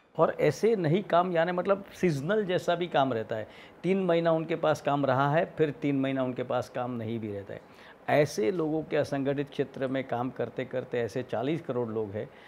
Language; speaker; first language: Hindi; non-native, local second language; Gujarati